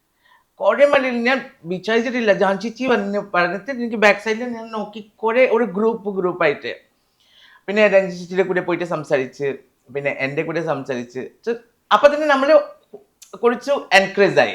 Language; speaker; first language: Malayalam; non-native, local second language; Assamese